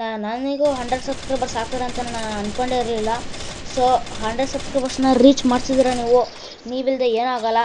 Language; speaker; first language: Kannada; native; Kannada